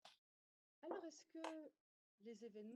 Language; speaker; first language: French; native; French